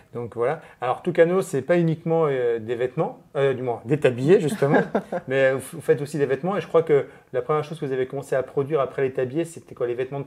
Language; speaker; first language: French; native; French